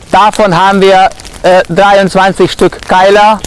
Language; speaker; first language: German; non-native, fluent; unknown